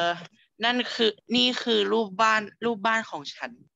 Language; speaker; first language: Chinese; non-native, learner; Thai